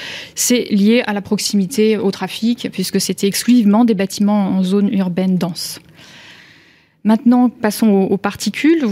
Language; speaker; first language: French; native; French